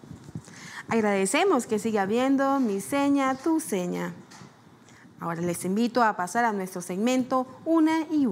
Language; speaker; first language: Spanish; native; Spanish